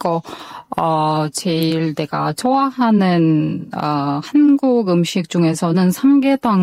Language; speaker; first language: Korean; non-native, fluent; Kyrgyz